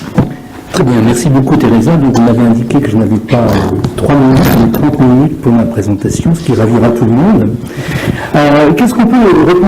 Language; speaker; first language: French; native; French